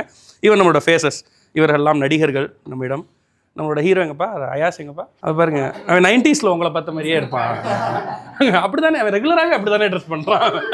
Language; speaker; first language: Tamil; native; Tamil